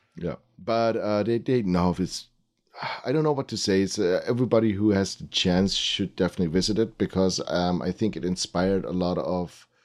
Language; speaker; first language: English; early bilingual, other home language; German